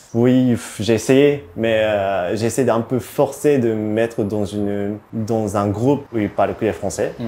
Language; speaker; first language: French; non-native, fluent; Japanese